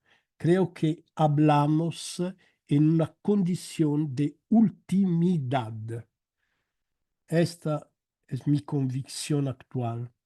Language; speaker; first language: Spanish; non-native, fluent; Italian